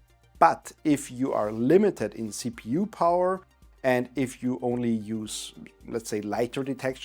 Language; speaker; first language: English; non-native, fluent; German